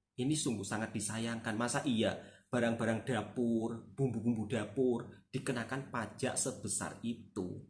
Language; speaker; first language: Indonesian; native; Indonesian